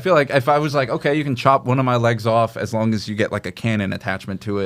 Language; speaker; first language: English; native; English